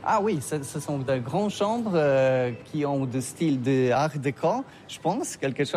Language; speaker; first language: French; non-native, learner; Polish